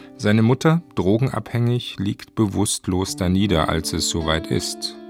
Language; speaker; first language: German; native; German